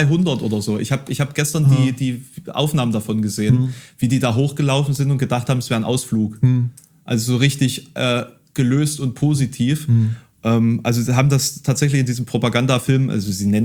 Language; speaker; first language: German; native; German